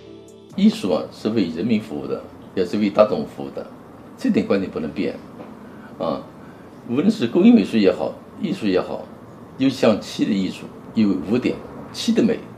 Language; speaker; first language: Chinese; native; Chinese